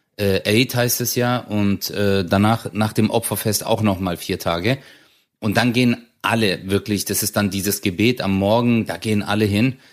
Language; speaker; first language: German; native; German